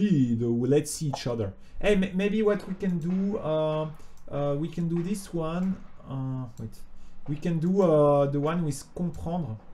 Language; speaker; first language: English; non-native, fluent; French